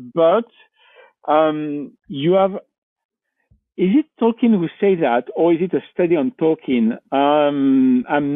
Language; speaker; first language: English; non-native, fluent; French